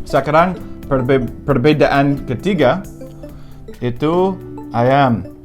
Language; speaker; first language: Indonesian; non-native, learner; English